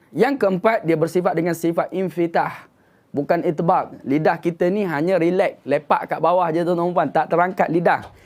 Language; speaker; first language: Malay; native; Malay